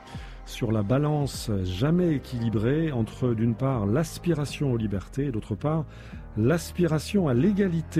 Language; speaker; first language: French; native; French